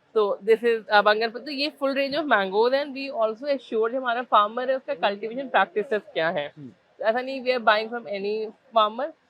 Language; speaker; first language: Hindi; native; Hindi